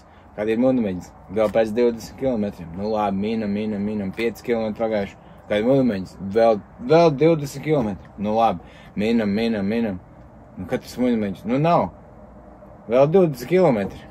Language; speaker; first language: Latvian; native; Latvian